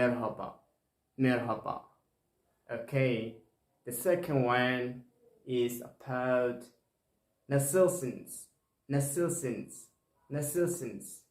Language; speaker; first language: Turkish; non-native, learner; Somali